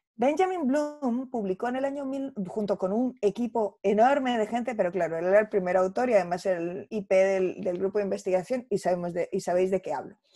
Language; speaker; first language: Spanish; native; Spanish